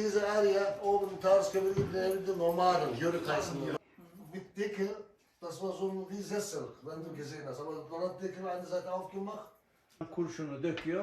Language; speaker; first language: German; non-native, learner; Turkish